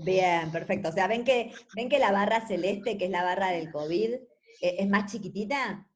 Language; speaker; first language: Spanish; native; Spanish